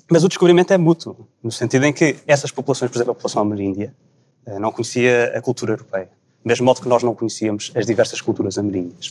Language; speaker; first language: Portuguese; native; Portuguese